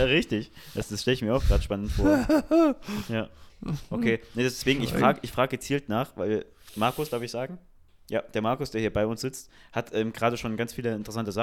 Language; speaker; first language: German; native; German